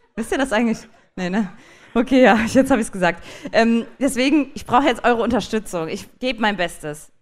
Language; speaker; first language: German; native; German